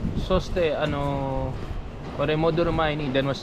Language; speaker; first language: Japanese; non-native, learner; Filipino